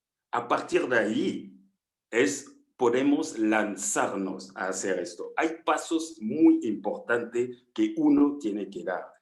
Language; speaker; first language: Spanish; non-native, fluent; French